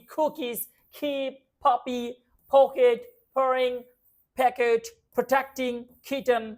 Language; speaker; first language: English; non-native, local second language; Bangla